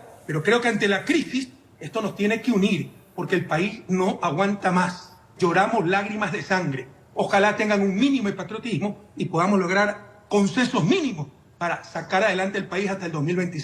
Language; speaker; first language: Spanish; native; Spanish